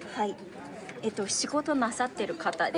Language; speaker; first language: Japanese; non-native, fluent; Chinese